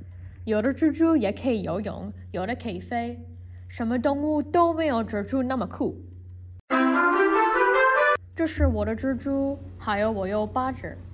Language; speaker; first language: Chinese; non-native, learner; English